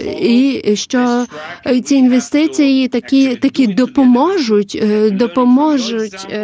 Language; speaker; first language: Ukrainian; non-native, learner; Lithuanian